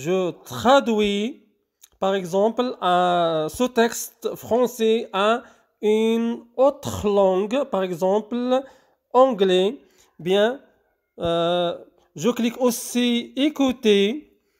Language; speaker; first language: French; non-native, local second language; Arabic